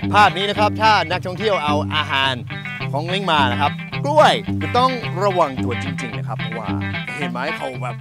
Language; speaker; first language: Thai; non-native, fluent; English